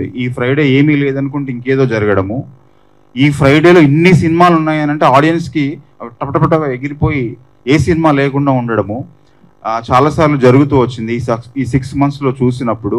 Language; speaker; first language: Telugu; native; Telugu